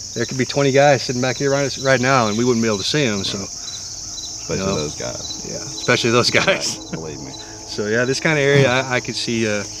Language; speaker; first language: English; native; English